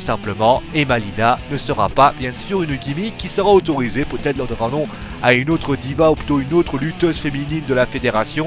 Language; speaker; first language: French; native; French